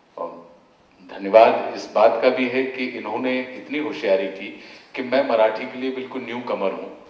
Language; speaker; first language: Hindi; native; Hindi